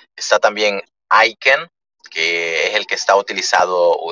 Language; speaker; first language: Spanish; early bilingual, other home language; Italian